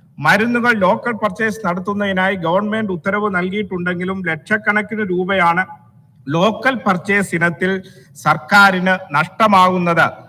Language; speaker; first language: Malayalam; native; Malayalam